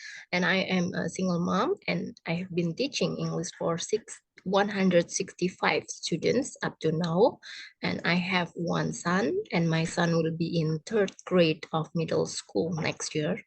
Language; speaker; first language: English; non-native, fluent; Indonesian